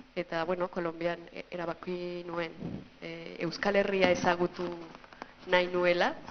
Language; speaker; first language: Basque; non-native, fluent; Spanish